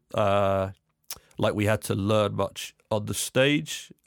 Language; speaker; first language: English; native; English